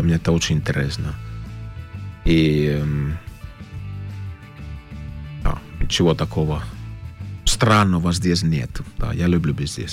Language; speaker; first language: Russian; non-native, learner; Finnish